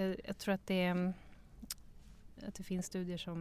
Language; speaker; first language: Swedish; native; Swedish